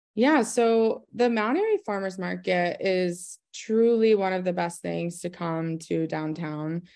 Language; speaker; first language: English; native; English